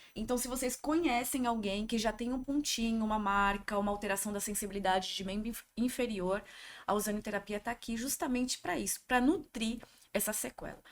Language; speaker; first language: Portuguese; native; Portuguese